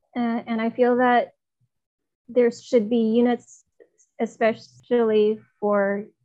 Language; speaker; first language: English; non-native, fluent; Chinese